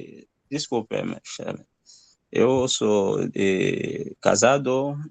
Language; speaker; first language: Portuguese; non-native, learner; Haitian Creole